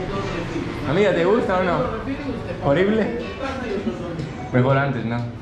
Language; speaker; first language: Spanish; non-native, learner; Greek